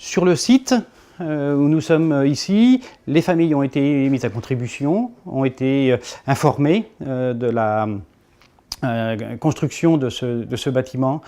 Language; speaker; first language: French; native; French